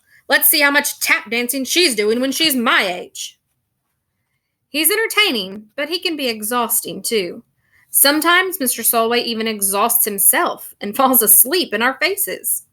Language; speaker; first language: English; native; English